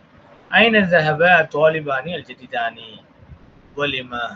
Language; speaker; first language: Arabic; non-native, fluent; Tamil